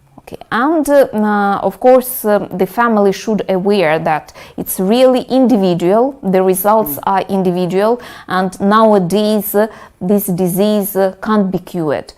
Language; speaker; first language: English; non-native, fluent; Russian